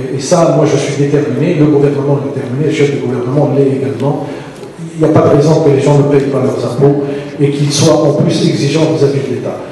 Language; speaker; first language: French; non-native, local second language; Arabic